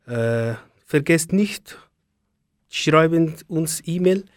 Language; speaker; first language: German; non-native, learner; Persian